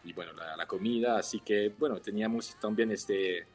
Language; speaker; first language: Spanish; non-native, fluent; French